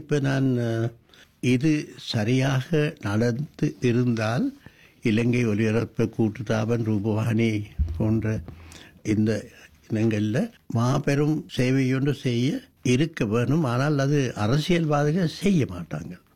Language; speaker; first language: Tamil; non-native, local second language; Sinhala